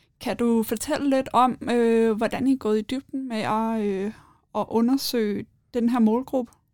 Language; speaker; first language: Danish; native; Danish